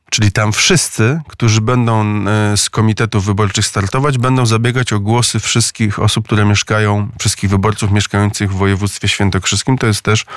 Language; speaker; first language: Polish; native; Polish